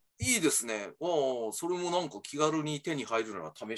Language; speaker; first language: Japanese; native; Japanese